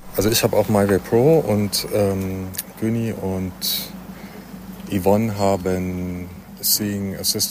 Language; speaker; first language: German; native; German